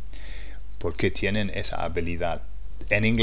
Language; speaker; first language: Spanish; non-native, fluent; English